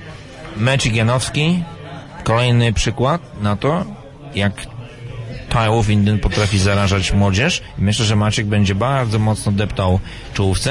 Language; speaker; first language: Polish; native; Polish